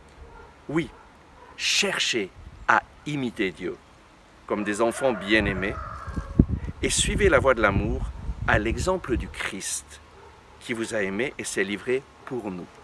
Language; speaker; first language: French; native; French